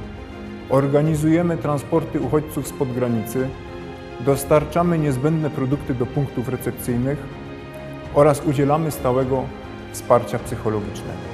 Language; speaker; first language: Polish; native; Polish